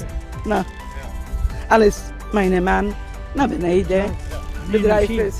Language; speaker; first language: Dutch; non-native, learner; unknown